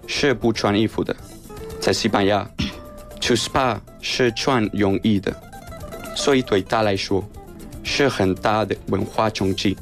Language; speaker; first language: Chinese; non-native, learner; Spanish